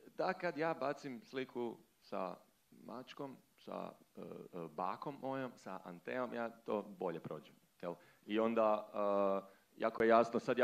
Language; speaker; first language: Croatian; native; Croatian